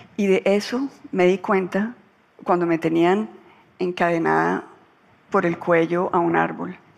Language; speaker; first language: Spanish; native; Spanish